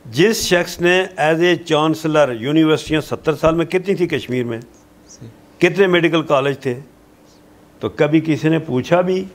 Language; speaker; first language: Urdu; non-native, local second language; Pahari-Potwari